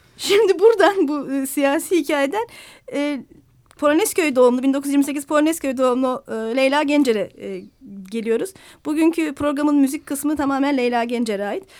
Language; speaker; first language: Turkish; native; Turkish